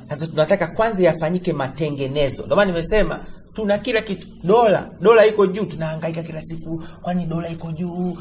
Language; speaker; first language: Swahili; native; Swahili